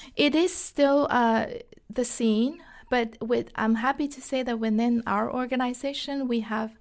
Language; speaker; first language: English; non-native, fluent; Chinese